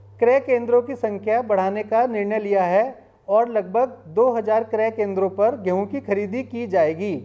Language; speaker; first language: Hindi; native; Hindi